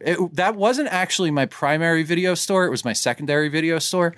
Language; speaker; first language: English; native; English